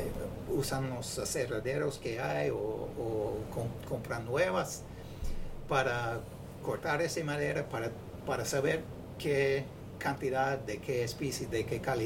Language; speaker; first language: Spanish; non-native, fluent; English